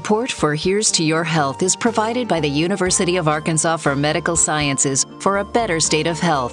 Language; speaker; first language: English; native; English